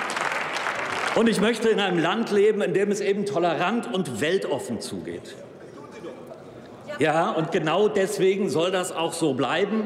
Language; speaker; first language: German; native; German